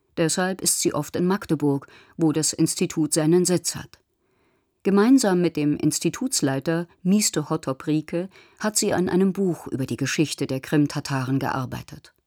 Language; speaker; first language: German; native; German